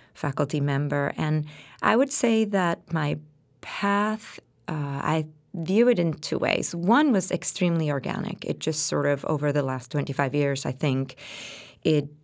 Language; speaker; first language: English; non-native, fluent; Spanish